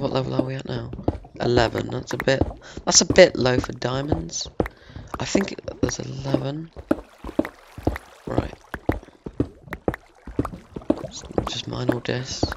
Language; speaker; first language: English; native; English